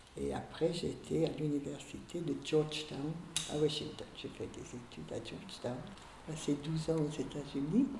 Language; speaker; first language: French; early bilingual, other home language; Hungarian